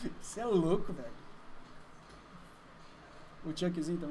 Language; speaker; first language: Portuguese; native; Portuguese